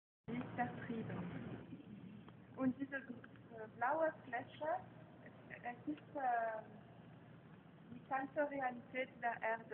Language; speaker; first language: German; non-native, fluent; French